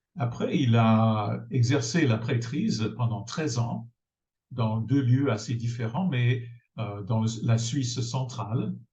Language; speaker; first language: French; non-native, fluent; English